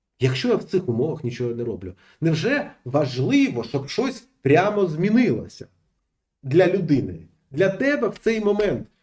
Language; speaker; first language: Ukrainian; non-native, local second language; Russian